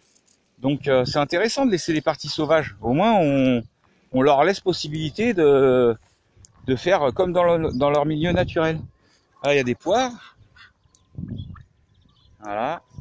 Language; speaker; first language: French; native; French